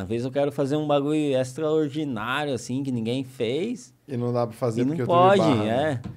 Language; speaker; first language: Portuguese; native; Portuguese